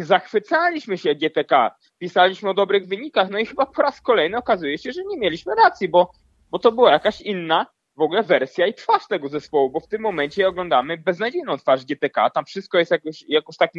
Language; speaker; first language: Polish; native; Polish